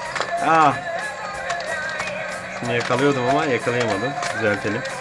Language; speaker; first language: Turkish; native; Turkish